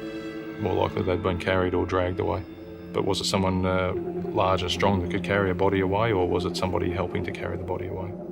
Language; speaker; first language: English; native; English